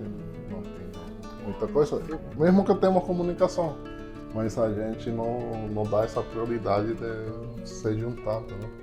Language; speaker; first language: Portuguese; non-native, fluent; Spanish